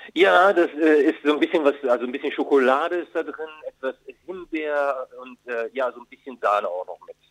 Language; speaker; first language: German; early bilingual, other home language; Turkish